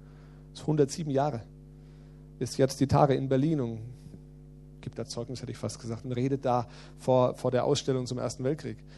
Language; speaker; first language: German; native; German